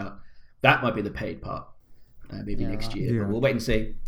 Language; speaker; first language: English; native; English